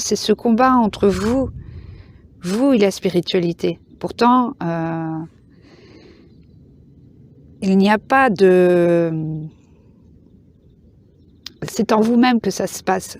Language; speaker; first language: French; native; French